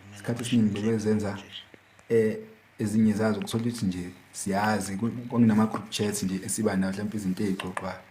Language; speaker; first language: Zulu; native; Zulu